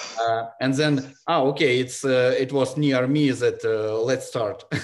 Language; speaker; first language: English; non-native, learner; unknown